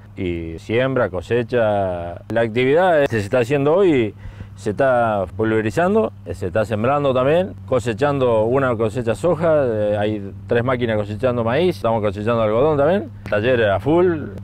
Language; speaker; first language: Spanish; native; Spanish